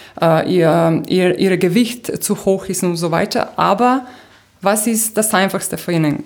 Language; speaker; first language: German; non-native, fluent; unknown